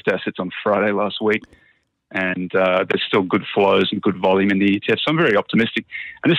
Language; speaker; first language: English; native; English